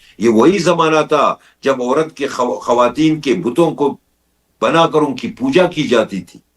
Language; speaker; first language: Urdu; non-native, local second language; Baluchi